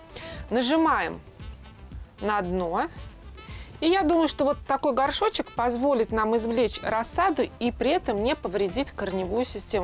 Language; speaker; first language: Russian; native; Russian